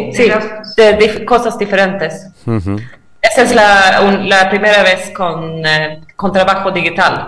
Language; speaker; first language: Spanish; non-native, learner; Swedish